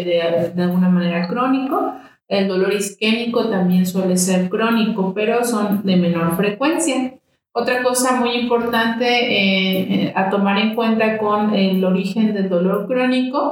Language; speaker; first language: Spanish; native; Spanish